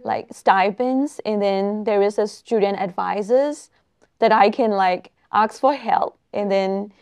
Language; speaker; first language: English; non-native, fluent; Burmese